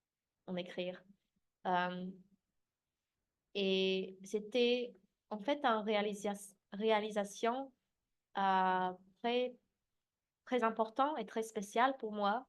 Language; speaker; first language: French; early bilingual, heritage; English